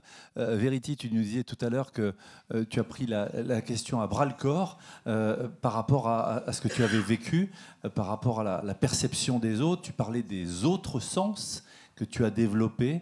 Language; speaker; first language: French; native; French